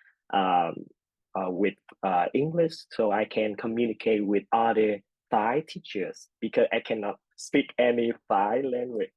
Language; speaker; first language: English; non-native, fluent; Vietnamese